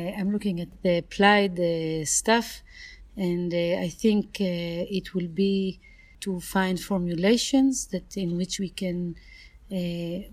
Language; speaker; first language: English; non-native, fluent; Hebrew